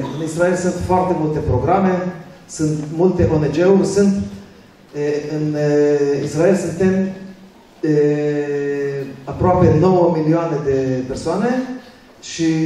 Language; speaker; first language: Romanian; early bilingual, other home language; Hebrew